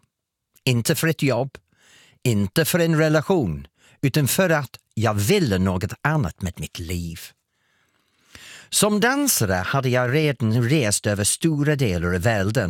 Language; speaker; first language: Swedish; non-native, fluent; English